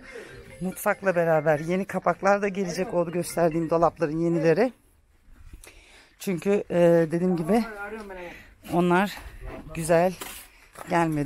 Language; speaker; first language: Turkish; early bilingual, heritage; Turkish